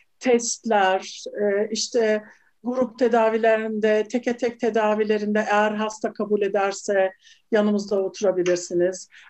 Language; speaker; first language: Turkish; early bilingual, heritage; Turkish